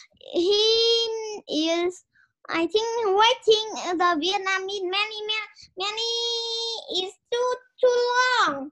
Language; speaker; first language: English; non-native, learner; Vietnamese